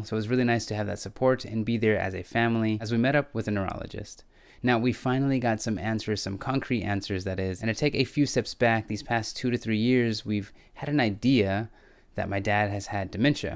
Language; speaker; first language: English; native; English